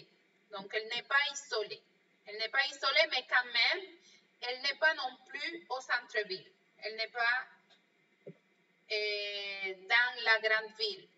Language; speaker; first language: French; non-native, fluent; Spanish